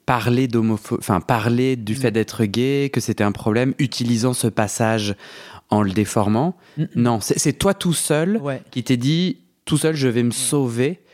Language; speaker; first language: French; native; French